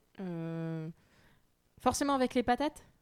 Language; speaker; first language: French; native; French